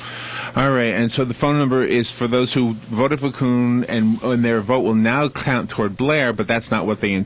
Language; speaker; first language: English; native; English